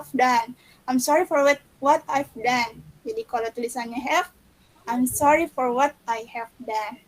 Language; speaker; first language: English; non-native, fluent; Indonesian